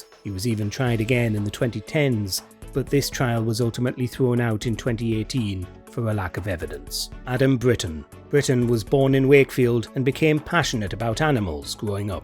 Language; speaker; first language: English; native; English